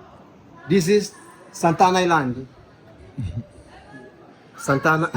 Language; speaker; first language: English; non-native, learner; Portuguese